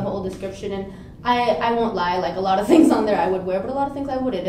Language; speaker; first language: English; native; English